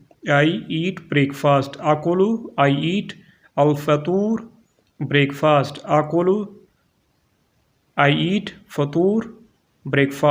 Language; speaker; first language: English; non-native, local second language; Urdu